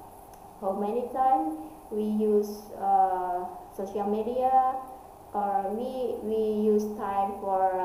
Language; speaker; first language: English; non-native, learner; Indonesian